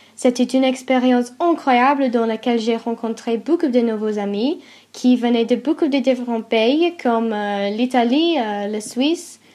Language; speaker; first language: French; non-native, fluent; English